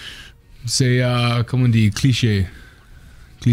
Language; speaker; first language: French; non-native, learner; English